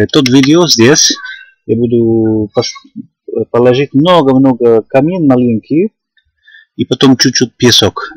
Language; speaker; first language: Russian; non-native, learner; Spanish